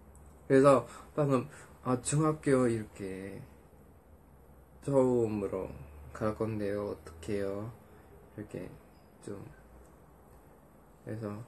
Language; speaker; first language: Korean; non-native, fluent; Indonesian